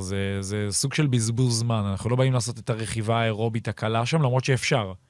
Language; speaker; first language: Hebrew; native; Hebrew